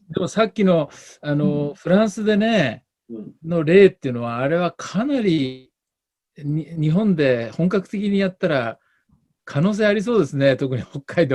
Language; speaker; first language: Japanese; native; Japanese